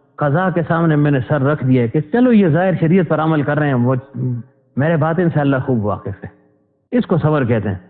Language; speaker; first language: Urdu; non-native, local second language; Pashto